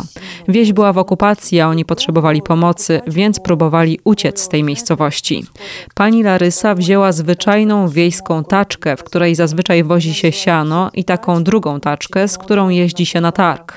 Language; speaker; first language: Polish; non-native, fluent; Ukrainian